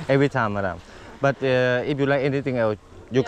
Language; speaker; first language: English; non-native, learner; Thai